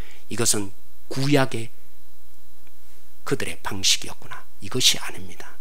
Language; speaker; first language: Korean; native; Korean